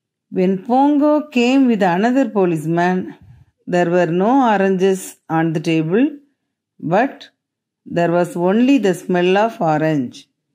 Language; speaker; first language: English; non-native, local second language; Tamil